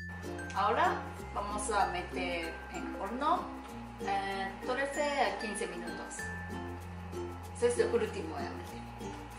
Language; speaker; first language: Spanish; non-native, learner; Japanese